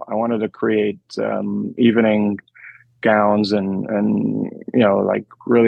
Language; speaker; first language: English; native; English